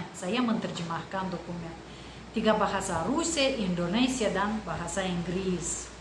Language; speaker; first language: Indonesian; non-native, fluent; Russian